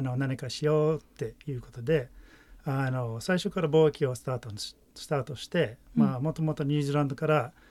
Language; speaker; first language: Japanese; non-native, fluent; English